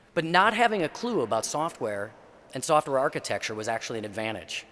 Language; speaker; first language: English; native; English